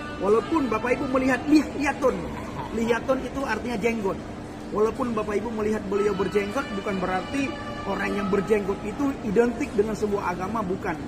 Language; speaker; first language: Indonesian; non-native, local second language; Achinese